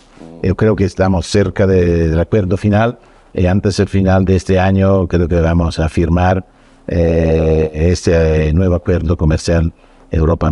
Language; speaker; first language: Spanish; non-native, fluent; Italian